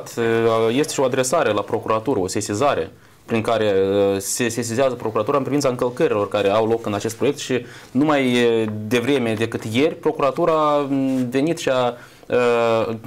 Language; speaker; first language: Romanian; native; Romanian